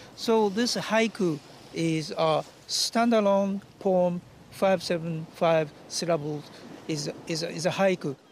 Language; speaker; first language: English; non-native, fluent; Japanese